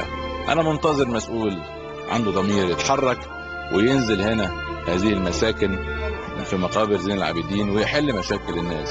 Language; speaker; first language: Arabic; native; Arabic